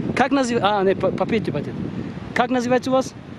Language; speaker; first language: Russian; non-native, learner; Tajik